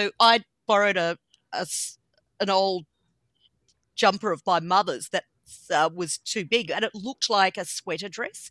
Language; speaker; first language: English; native; English